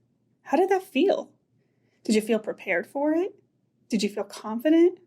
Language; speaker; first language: English; native; English